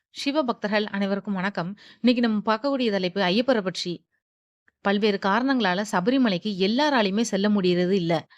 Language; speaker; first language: Tamil; native; Tamil